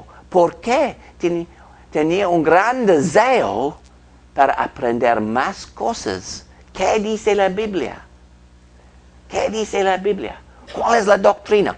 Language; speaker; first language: Spanish; non-native, fluent; English